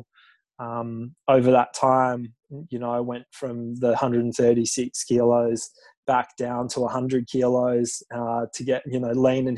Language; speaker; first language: English; native; English